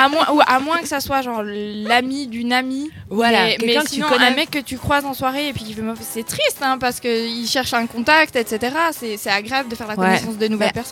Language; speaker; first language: French; native; French